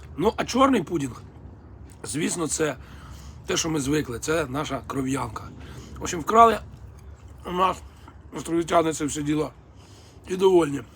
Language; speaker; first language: Ukrainian; native; Ukrainian